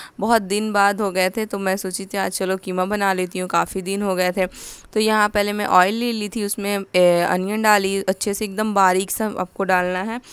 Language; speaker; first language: Hindi; native; Hindi